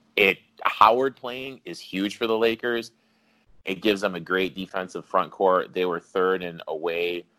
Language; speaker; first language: English; native; English